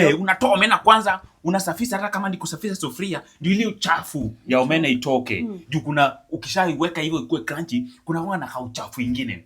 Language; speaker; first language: Swahili; non-native, local second language; Luo (Kenya and Tanzania)